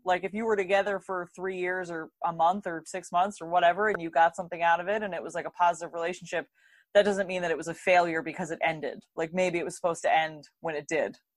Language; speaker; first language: English; native; English